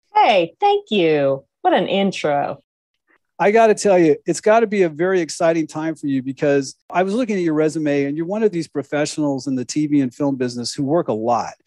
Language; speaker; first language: English; native; English